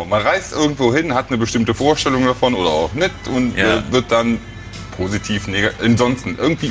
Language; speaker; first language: German; native; German